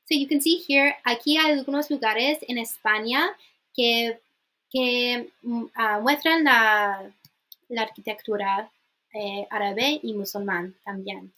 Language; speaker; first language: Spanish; non-native, fluent; English